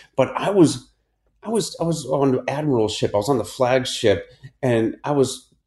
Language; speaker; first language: English; native; English